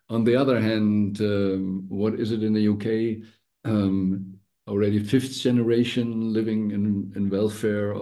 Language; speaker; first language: English; non-native, fluent; German